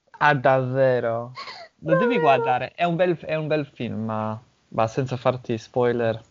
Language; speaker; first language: Italian; non-native, fluent; English